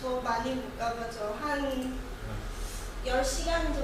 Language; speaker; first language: Korean; non-native, learner; Chinese